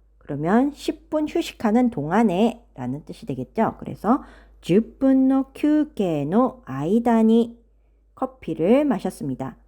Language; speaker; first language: Korean; native; Korean